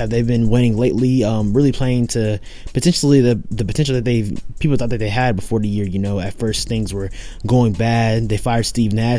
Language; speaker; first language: English; native; English